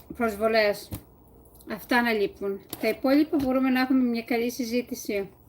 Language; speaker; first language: Greek; early bilingual, heritage; Greek